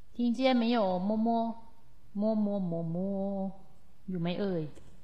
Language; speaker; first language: Thai; native; Thai